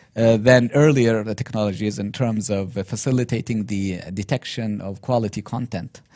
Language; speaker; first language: English; non-native, fluent; Arabic